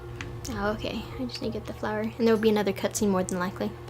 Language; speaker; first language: English; native; English